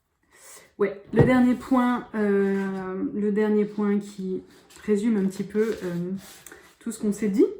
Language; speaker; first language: French; native; French